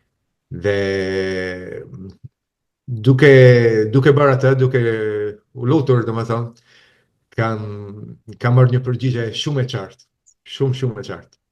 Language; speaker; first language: Albanian; non-native, fluent; Italian